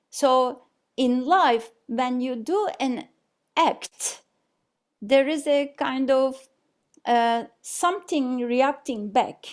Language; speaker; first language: English; non-native, fluent; Turkish